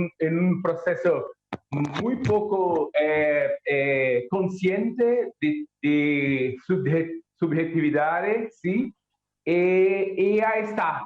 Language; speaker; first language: Spanish; non-native, learner; Portuguese